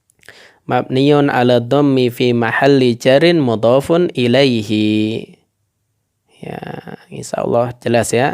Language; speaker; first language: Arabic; non-native, fluent; Indonesian